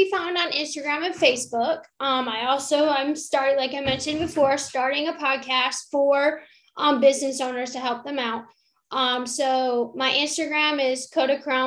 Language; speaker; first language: English; native; English